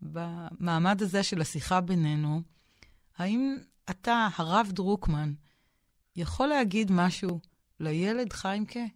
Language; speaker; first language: Hebrew; native; Hebrew